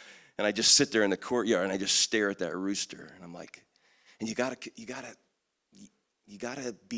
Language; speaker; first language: English; native; English